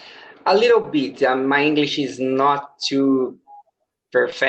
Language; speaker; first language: English; non-native, learner; Portuguese